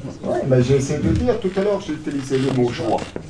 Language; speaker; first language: French; non-native, local second language; German